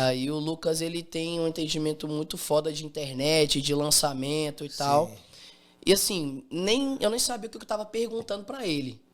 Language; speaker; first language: Portuguese; native; Portuguese